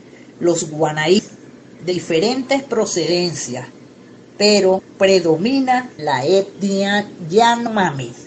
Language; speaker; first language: Spanish; native; Spanish